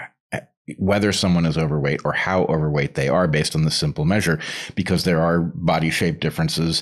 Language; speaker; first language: English; native; English